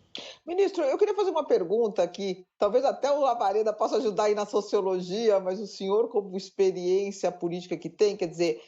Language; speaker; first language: Portuguese; native; Portuguese